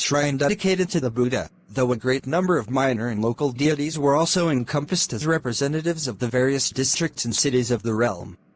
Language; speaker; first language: English; non-native, learner; Khmer